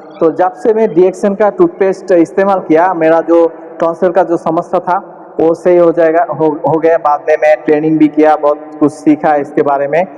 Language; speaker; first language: Hindi; non-native, learner; Bangla